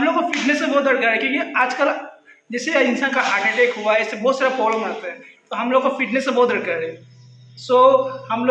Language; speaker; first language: Hindi; non-native, local second language; Assamese